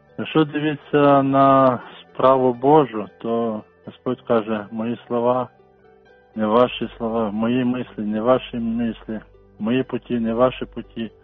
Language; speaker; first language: Ukrainian; non-native, local second language; Russian